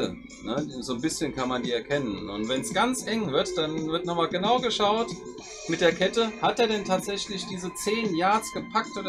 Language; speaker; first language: German; native; German